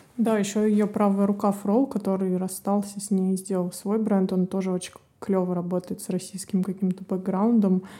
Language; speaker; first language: Russian; native; Russian